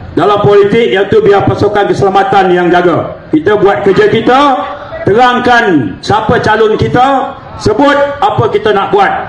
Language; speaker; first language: Malay; native; Malay